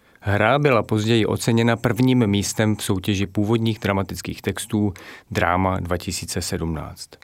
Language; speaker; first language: Czech; native; Czech